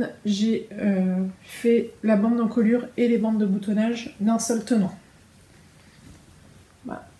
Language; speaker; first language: French; native; French